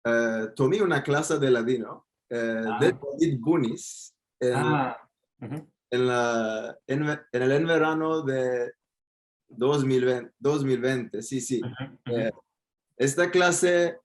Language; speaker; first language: Spanish; non-native, fluent; Turkish